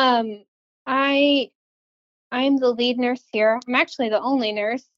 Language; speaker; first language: English; native; English